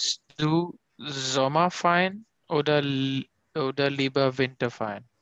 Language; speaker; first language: German; non-native, learner; Urdu